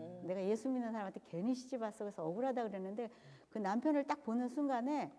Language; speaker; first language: Korean; native; Korean